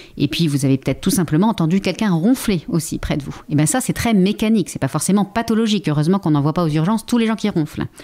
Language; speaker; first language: French; native; French